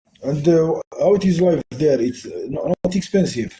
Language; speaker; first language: English; non-native, local second language; Arabic